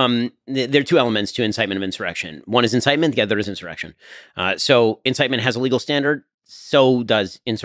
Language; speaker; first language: English; native; English